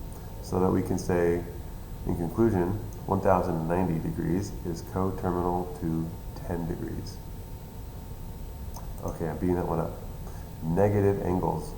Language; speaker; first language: English; native; English